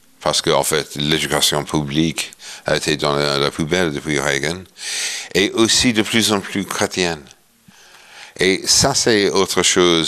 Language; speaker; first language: French; non-native, fluent; English